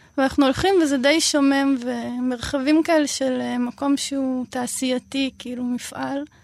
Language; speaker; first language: Hebrew; early bilingual, other home language; Russian